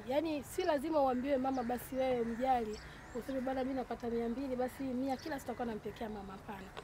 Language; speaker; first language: Swahili; native; Swahili